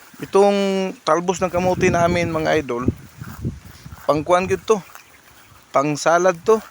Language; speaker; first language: Filipino; non-native, local second language; Cebuano